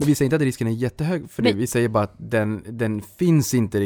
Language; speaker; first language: Swedish; native; Swedish